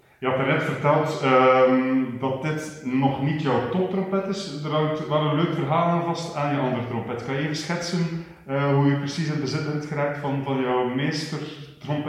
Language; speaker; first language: Dutch; native; Dutch